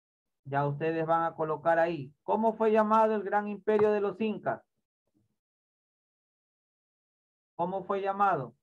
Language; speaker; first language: Spanish; native; Spanish